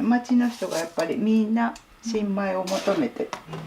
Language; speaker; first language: Japanese; native; Japanese